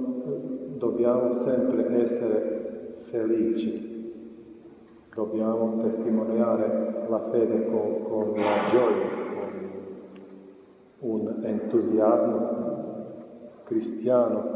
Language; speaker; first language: Italian; non-native, fluent; Croatian